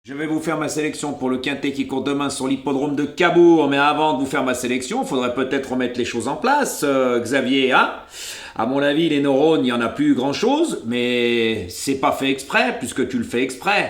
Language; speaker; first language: French; native; French